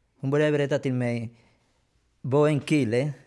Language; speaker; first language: Swedish; non-native, fluent; Spanish